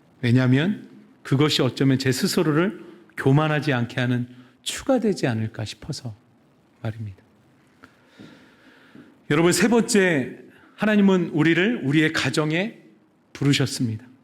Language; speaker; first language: Korean; native; Korean